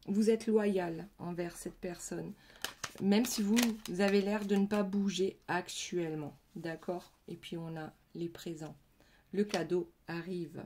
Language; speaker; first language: French; native; French